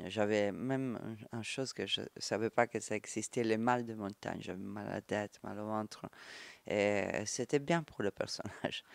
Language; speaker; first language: French; non-native, fluent; Italian